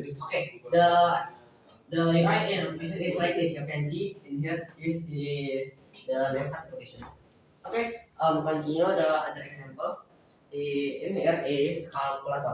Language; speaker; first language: English; non-native, learner; Indonesian